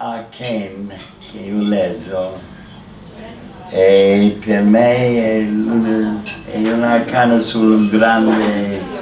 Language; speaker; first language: Italian; non-native, learner; English